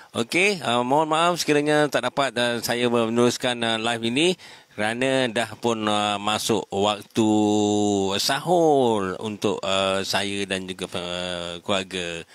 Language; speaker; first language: Malay; native; Malay